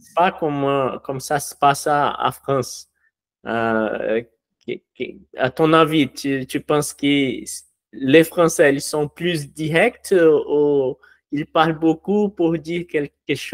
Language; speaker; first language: French; non-native, learner; Portuguese